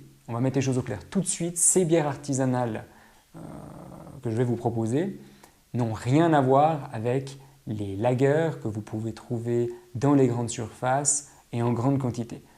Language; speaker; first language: French; native; French